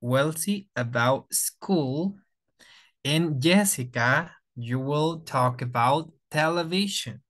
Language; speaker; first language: English; non-native, fluent; Spanish